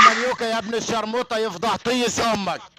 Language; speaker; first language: Arabic; native; Arabic